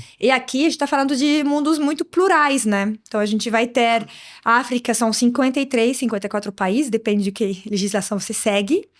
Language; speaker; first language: Portuguese; non-native, fluent; Arabic